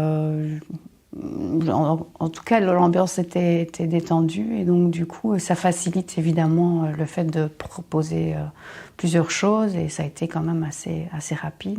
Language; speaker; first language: French; native; French